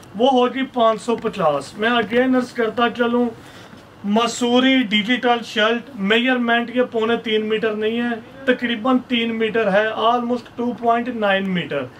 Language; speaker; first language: Urdu; native; Urdu